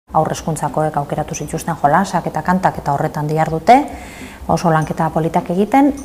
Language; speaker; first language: Basque; native; Basque